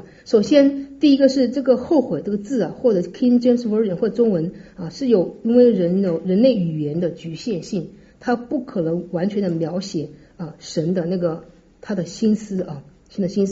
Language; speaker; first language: Chinese; native; Chinese